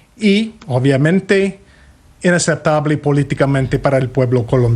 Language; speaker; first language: Spanish; non-native, fluent; English